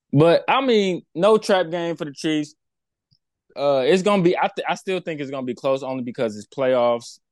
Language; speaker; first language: English; native; English